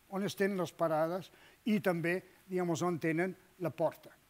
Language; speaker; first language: Catalan; non-native, fluent; Danish